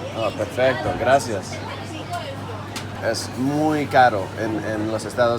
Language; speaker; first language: Spanish; non-native, learner; English